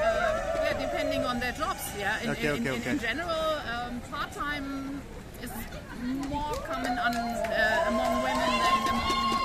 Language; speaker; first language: English; non-native, fluent; German